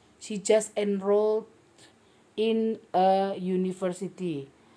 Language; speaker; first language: English; non-native, fluent; Indonesian